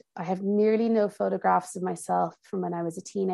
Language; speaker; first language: English; native; English